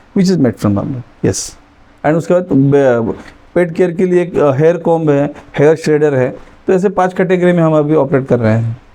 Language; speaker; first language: Hindi; non-native, local second language; Marathi